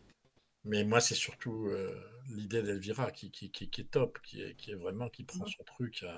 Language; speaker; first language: French; native; French